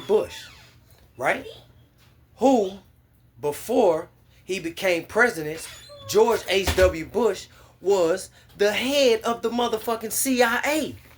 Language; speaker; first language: English; native; English